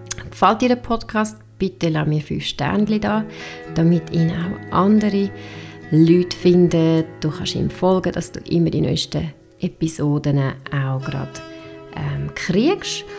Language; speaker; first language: German; native; German